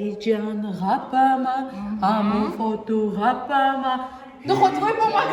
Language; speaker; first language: Russian; native; Russian